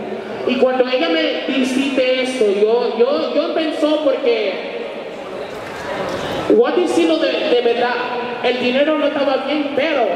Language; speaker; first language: Spanish; non-native, learner; English